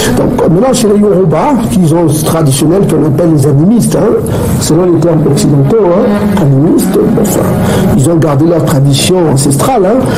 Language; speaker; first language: French; non-native, local second language; Kongo